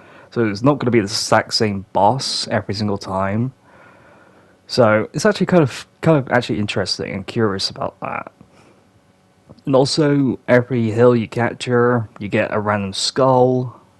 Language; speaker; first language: English; native; English